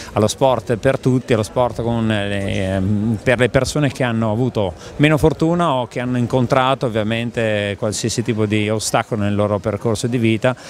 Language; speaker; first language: Italian; native; Italian